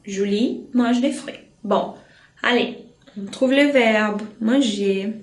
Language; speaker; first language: French; non-native, fluent; Portuguese